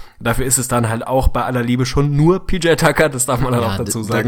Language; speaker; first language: German; native; German